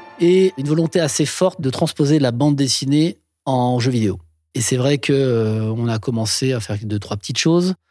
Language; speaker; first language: French; native; French